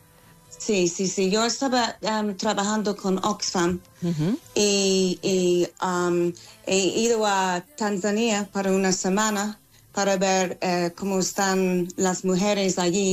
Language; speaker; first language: Spanish; non-native, fluent; English